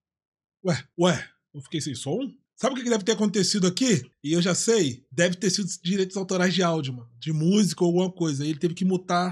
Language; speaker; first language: Portuguese; native; Portuguese